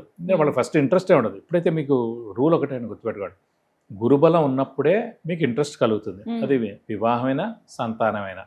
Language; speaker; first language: Telugu; native; Telugu